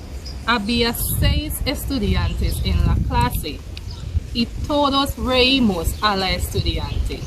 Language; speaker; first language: Spanish; non-native, fluent; English